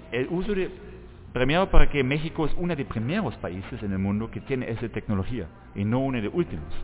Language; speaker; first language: Spanish; non-native, fluent; German